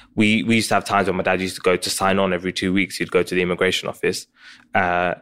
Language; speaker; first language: English; native; English